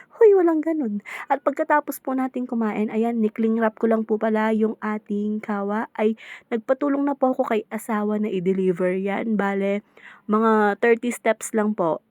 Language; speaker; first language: Filipino; native; Filipino